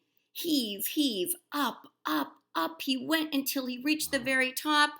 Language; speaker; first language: English; native; English